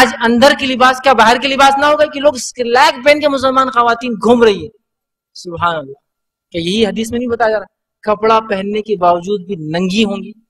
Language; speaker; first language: Urdu; native; Urdu